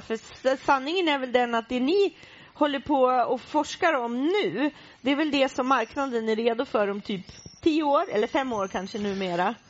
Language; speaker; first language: Swedish; native; Swedish